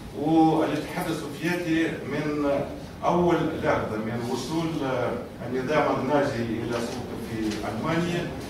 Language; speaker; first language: Arabic; non-native, fluent; Russian